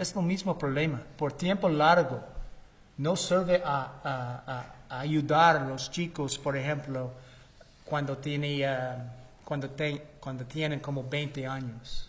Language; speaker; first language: Spanish; non-native, learner; English